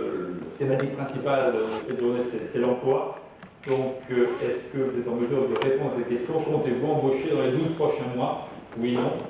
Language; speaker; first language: French; native; French